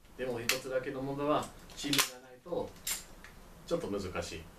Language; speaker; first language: Japanese; non-native, learner; English